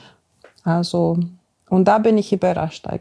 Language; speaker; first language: German; non-native, fluent; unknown